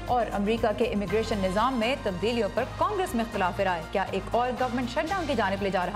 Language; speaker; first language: Urdu; native; Urdu